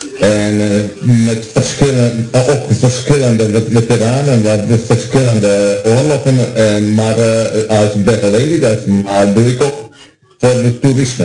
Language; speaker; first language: Dutch; non-native, learner; Croatian